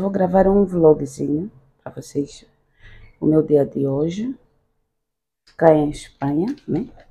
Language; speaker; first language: Portuguese; native; Portuguese